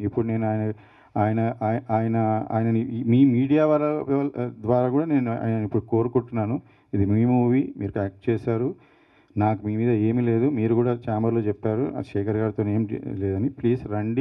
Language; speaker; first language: Telugu; native; Telugu